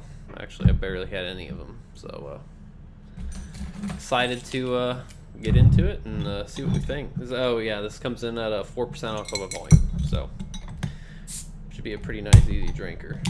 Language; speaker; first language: English; native; English